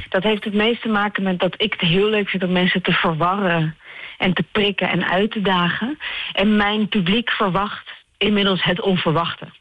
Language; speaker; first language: Dutch; native; Dutch